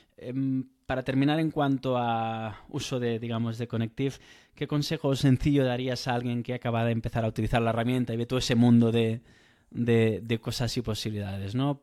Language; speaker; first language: Spanish; native; Spanish